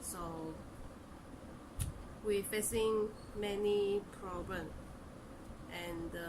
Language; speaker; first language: English; non-native, local second language; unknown